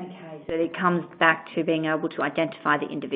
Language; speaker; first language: English; native; English